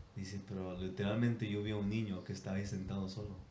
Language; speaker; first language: Spanish; early bilingual, heritage; Spanish